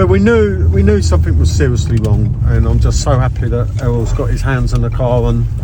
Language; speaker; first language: English; native; English